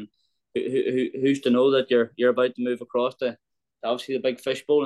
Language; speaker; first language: English; native; English